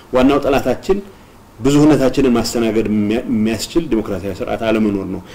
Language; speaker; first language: Amharic; non-native, local second language; Tigrinya